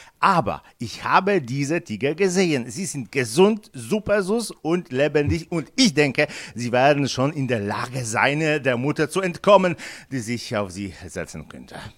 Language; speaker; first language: German; non-native, fluent; Polish